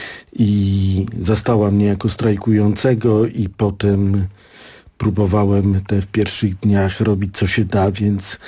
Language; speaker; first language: Polish; native; Polish